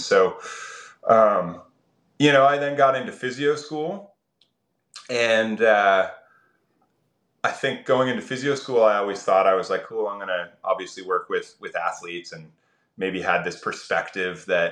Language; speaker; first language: English; native; English